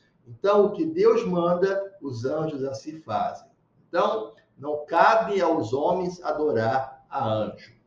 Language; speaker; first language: Portuguese; native; Portuguese